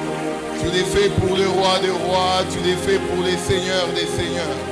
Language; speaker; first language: French; non-native, local second language; Lingala